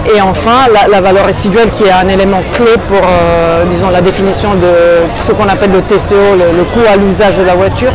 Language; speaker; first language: French; non-native, fluent; Italian